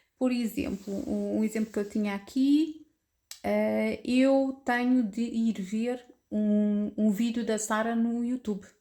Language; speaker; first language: Portuguese; native; Portuguese